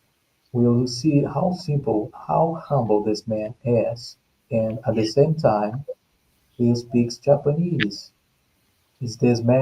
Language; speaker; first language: English; non-native, fluent; Portuguese